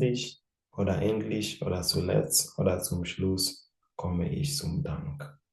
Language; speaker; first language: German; non-native, fluent; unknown